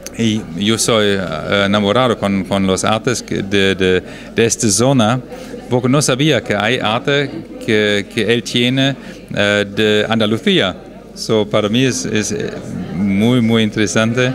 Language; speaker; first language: Spanish; non-native, fluent; German